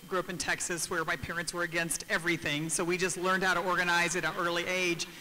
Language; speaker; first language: English; native; English